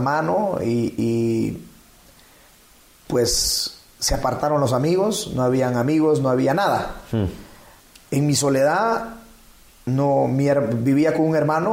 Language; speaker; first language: Spanish; native; Spanish